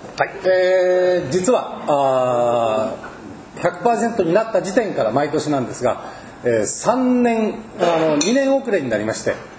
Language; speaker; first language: Japanese; native; Japanese